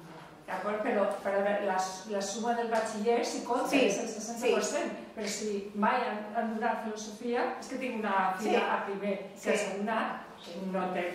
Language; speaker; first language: Catalan; non-native, local second language; Spanish